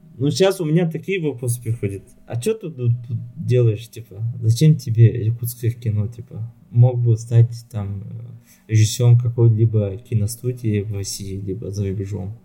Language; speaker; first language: Russian; non-native, local second language; Yakut